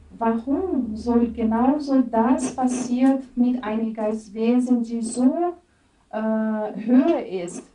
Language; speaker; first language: German; non-native, fluent; Portuguese